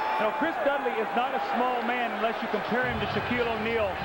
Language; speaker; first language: English; native; English